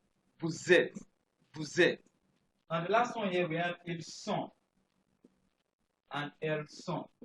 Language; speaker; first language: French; non-native, fluent; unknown